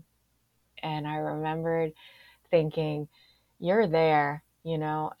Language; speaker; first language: English; native; English